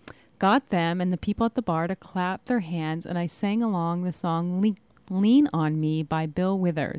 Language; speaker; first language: English; native; English